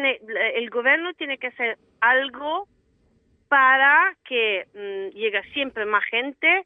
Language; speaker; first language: Spanish; non-native, fluent; Italian